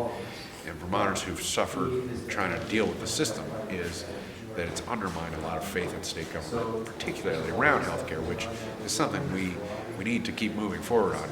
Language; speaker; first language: English; native; English